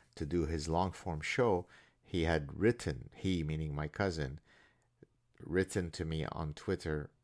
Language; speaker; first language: English; non-native, fluent; Arabic